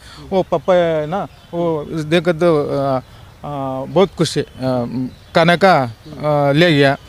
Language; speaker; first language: Hindi; non-native, local second language; Kannada